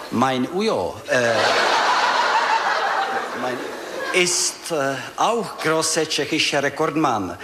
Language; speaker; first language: German; non-native, learner; Czech